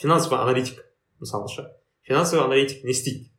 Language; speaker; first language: Russian; non-native, local second language; Kazakh